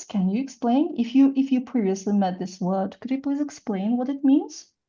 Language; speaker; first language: English; non-native, fluent; Russian